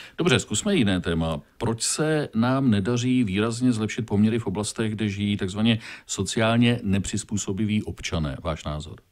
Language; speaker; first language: Czech; native; Czech